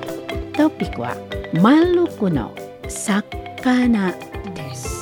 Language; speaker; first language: Japanese; non-native, learner; Indonesian